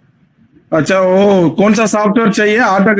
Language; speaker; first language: Hindi; non-native, local second language; Tamil